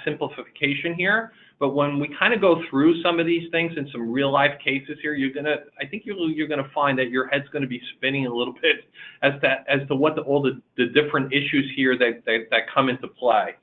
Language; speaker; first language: English; native; English